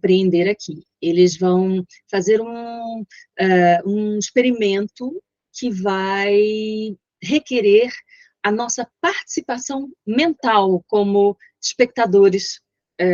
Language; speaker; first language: Portuguese; native; Portuguese